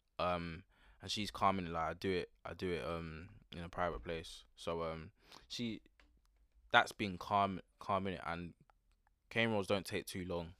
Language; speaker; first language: English; native; English